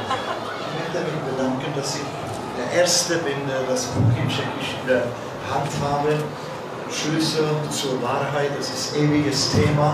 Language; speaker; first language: German; non-native, fluent; Czech